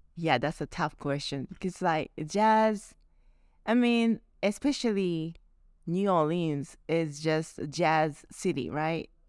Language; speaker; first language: English; non-native, fluent; Japanese